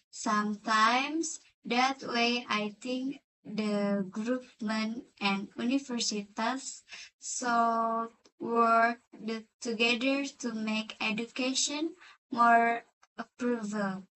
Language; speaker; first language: English; non-native, learner; Indonesian